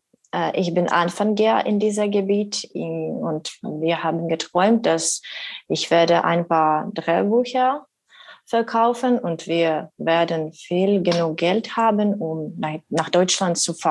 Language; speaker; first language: German; non-native, learner; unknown